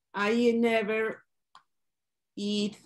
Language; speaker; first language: English; non-native, learner; Spanish